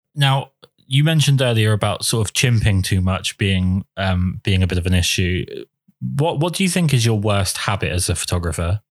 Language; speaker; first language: English; native; English